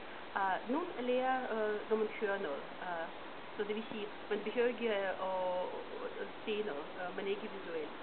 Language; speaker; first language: Danish; non-native, fluent; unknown